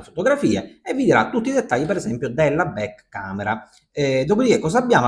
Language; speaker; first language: Italian; native; Italian